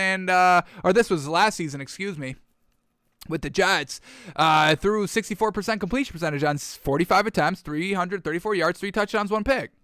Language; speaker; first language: English; native; English